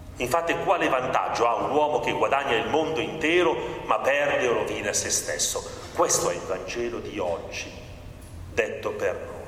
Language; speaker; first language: Italian; native; Italian